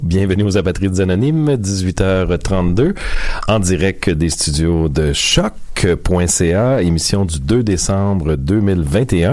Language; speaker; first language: French; native; French